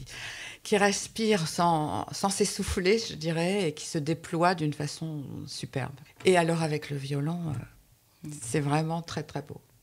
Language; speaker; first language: French; native; French